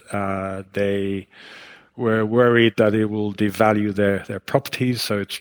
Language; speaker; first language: English; non-native, fluent; Hebrew